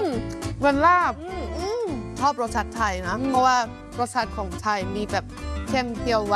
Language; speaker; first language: Thai; non-native, fluent; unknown